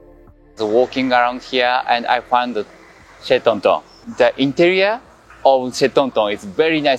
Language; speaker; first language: English; non-native, learner; Japanese